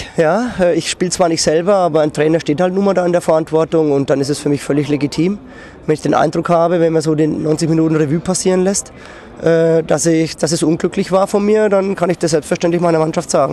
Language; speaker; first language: German; native; German